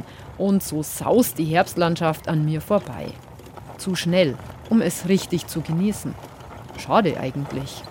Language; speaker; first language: German; native; German